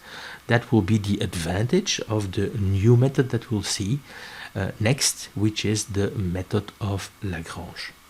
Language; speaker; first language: English; non-native, fluent; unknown